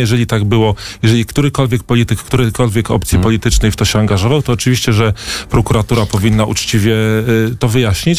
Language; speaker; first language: Polish; native; Polish